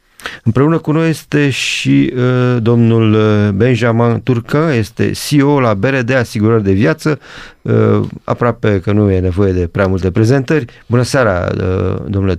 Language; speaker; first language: Romanian; native; Romanian